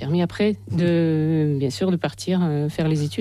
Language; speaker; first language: French; non-native, fluent; Russian